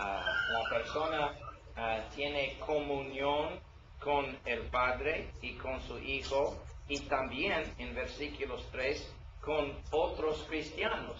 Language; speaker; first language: Spanish; non-native, learner; English